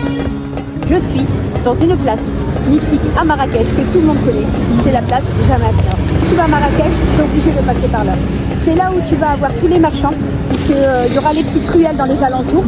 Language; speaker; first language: French; native; French